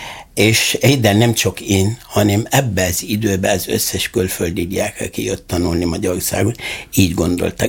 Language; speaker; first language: Hungarian; non-native, fluent; Arabic